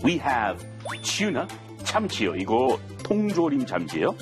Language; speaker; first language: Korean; non-native, fluent; English